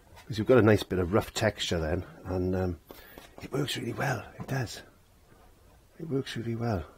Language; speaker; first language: English; native; English